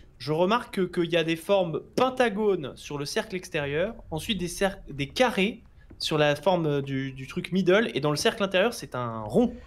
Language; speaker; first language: French; native; French